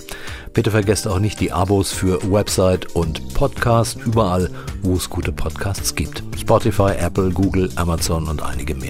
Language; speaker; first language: German; native; German